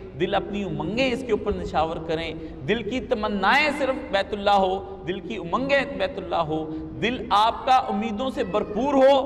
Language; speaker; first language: Urdu; non-native, local second language; Punjabi